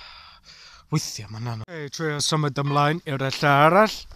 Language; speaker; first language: Welsh; non-native, learner; English